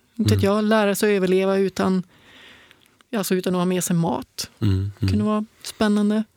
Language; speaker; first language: Swedish; native; Swedish